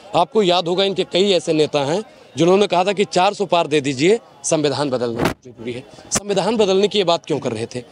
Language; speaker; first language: Hindi; native; Hindi